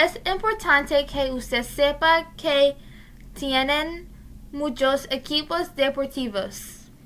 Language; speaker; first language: Spanish; non-native, learner; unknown